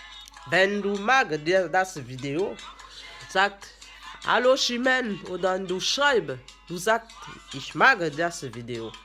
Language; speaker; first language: German; non-native, learner; French